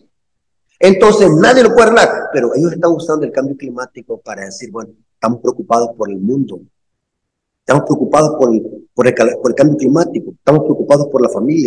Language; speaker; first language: Spanish; native; Spanish